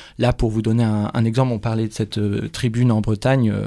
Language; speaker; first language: French; native; French